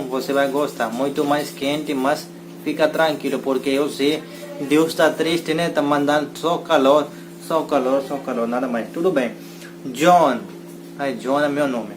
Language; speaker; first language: Portuguese; non-native, learner; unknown